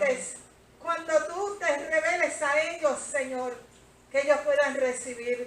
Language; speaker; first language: Spanish; native; Spanish